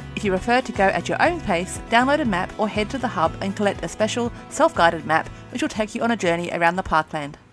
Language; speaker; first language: English; native; English